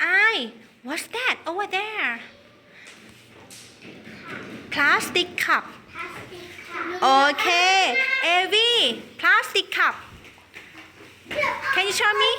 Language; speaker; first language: English; non-native, learner; Thai